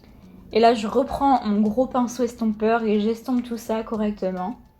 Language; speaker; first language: French; native; French